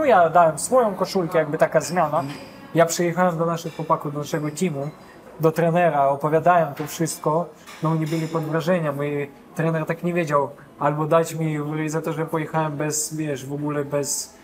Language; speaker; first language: Polish; non-native, fluent; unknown